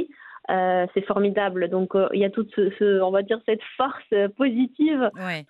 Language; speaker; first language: French; non-native, local second language; Arabic